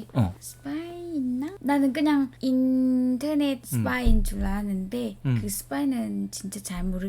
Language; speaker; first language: Korean; non-native, learner; Vietnamese